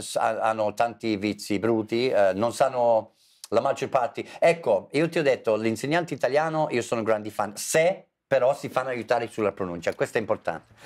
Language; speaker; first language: Italian; non-native, fluent; English